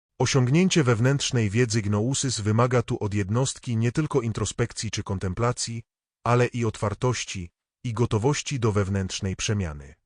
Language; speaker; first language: Polish; native; Polish